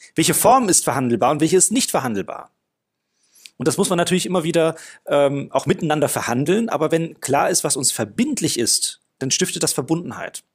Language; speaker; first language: German; non-native, fluent; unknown